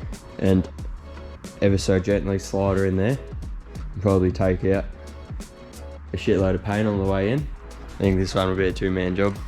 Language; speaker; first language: English; native; English